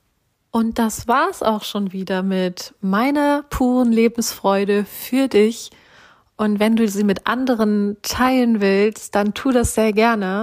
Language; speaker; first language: German; native; German